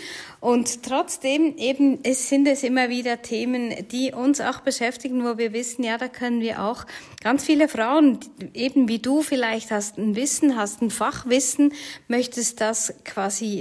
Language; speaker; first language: German; native; German